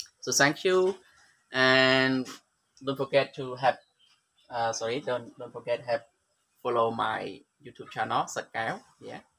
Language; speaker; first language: English; non-native, learner; Khmer